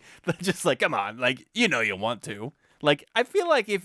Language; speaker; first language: English; native; English